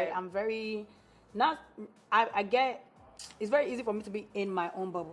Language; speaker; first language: English; non-native, local second language; Yoruba